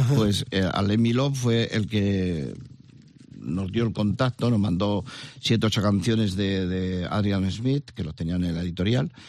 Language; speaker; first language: Spanish; native; Spanish